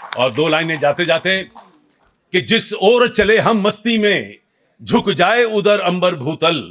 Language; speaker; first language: Hindi; native; Hindi